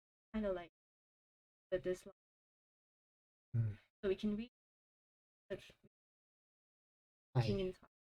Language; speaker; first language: English; non-native, learner; Thai